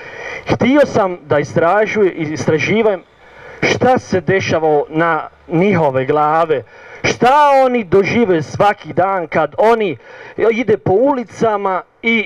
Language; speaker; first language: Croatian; non-native, learner; Italian